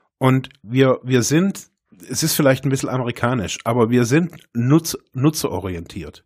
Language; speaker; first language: German; native; German